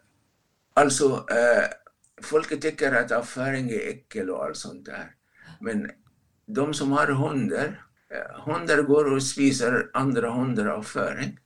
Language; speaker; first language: Swedish; non-native, fluent; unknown